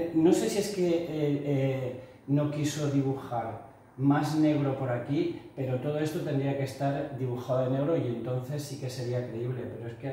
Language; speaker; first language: Spanish; native; Spanish